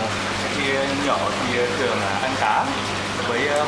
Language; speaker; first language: Vietnamese; non-native, fluent; Korean